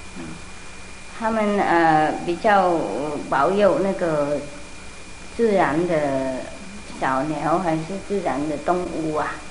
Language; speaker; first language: Chinese; non-native, fluent; Vietnamese